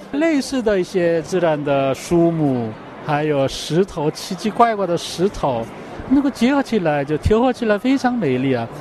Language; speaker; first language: Chinese; non-native, fluent; Korean